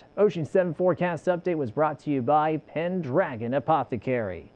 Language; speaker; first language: English; native; English